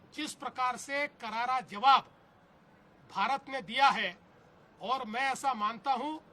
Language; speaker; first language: Hindi; non-native, local second language; Marathi